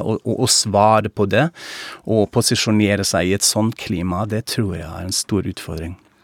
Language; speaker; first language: Norwegian; non-native, fluent; German